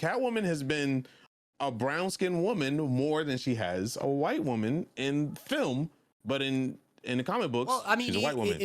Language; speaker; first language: English; native; English